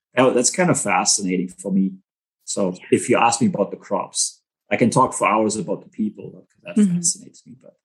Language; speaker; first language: English; non-native, fluent; German